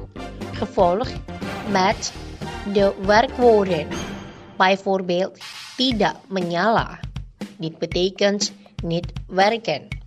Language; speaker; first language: Dutch; non-native, learner; Indonesian